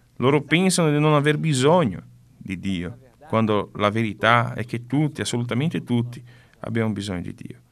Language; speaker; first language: Italian; non-native, fluent; Portuguese